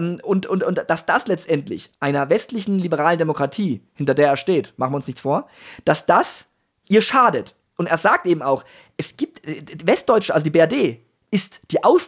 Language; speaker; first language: German; native; German